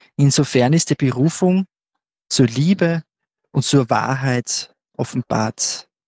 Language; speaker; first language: German; native; German